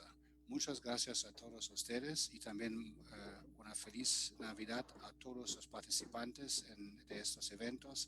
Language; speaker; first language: Spanish; non-native, fluent; German